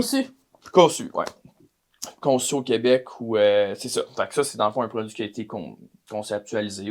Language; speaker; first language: French; native; French